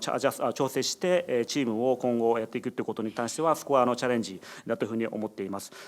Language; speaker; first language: Japanese; native; Japanese